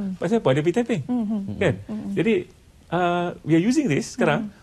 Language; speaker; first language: Malay; native; Malay